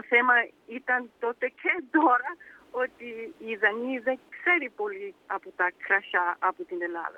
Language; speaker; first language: Greek; early bilingual, heritage; Danish